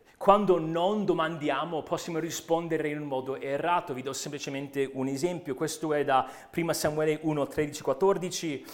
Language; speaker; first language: Italian; non-native, fluent; English